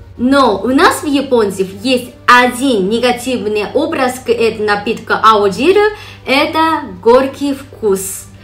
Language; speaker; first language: Russian; non-native, fluent; Japanese